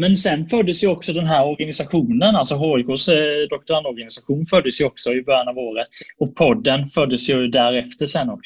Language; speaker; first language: Swedish; native; Swedish